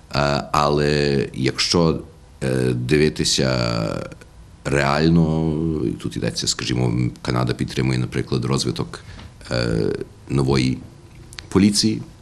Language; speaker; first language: Ukrainian; early bilingual, heritage; Ukrainian